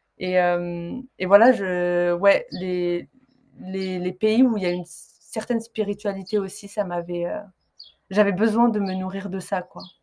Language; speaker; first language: French; early bilingual, other home language; Arabic